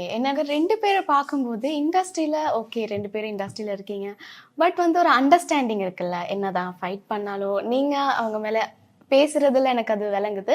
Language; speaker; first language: Tamil; native; Tamil